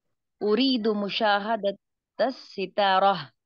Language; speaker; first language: Arabic; non-native, learner; Urdu